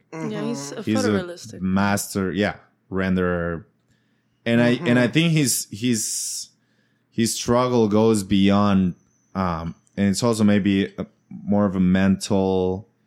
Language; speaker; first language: English; non-native, fluent; Spanish